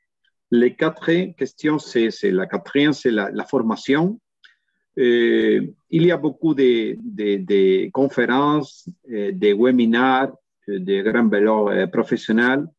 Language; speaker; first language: French; non-native, learner; Spanish